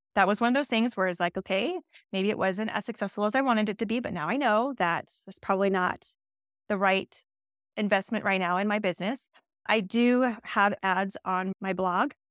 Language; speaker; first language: English; native; English